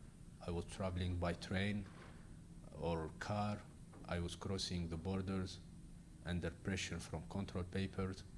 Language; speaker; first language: English; non-native, learner; Arabic